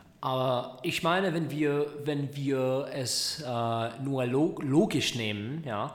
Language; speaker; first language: German; non-native, learner; Czech